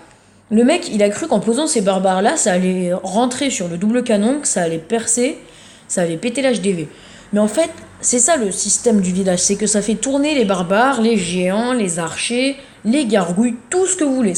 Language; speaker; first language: French; native; French